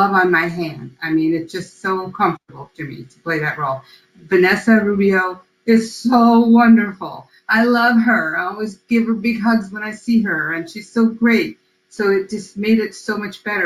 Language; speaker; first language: English; early bilingual, other home language; Spanish